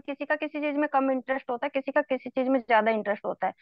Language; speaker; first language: Hindi; native; Hindi